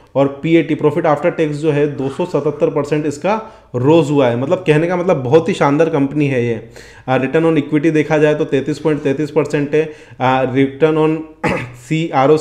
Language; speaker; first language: Hindi; native; Hindi